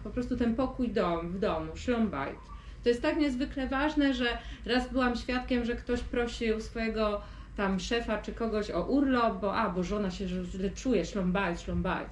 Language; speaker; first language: Polish; non-native, fluent; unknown